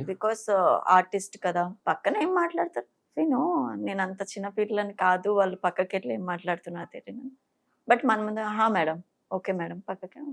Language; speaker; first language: Telugu; non-native, fluent; Bangla